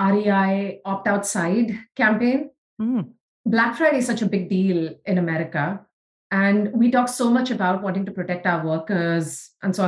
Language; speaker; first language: English; non-native, local second language; Tamil